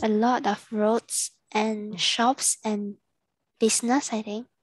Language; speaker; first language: English; non-native, learner; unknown